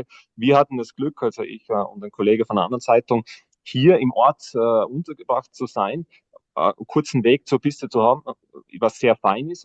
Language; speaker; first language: German; native; German